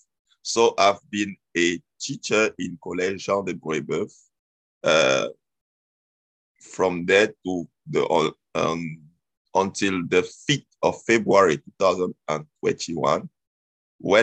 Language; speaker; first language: English; non-native, local second language; French